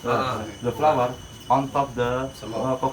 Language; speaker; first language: English; non-native, learner; Indonesian